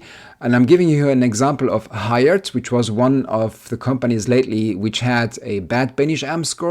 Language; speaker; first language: English; non-native, fluent; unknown